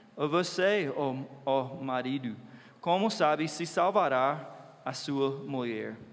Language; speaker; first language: Portuguese; non-native, fluent; English